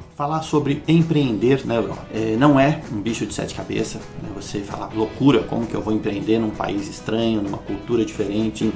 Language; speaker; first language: Portuguese; native; Portuguese